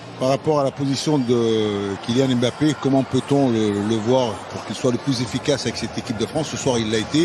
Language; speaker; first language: French; native; French